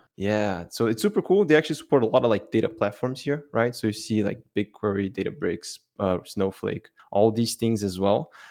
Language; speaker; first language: English; non-native, fluent; Portuguese